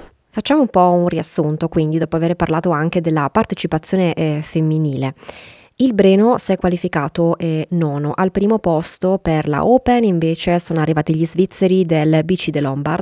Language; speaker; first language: Italian; native; Italian